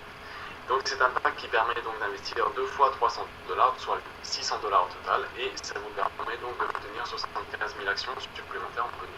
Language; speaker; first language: French; native; French